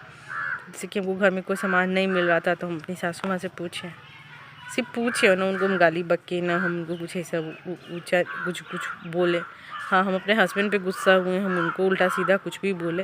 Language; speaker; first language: Hindi; native; Hindi